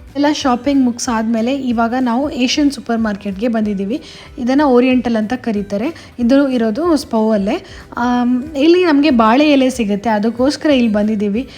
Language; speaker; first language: Kannada; non-native, local second language; Konkani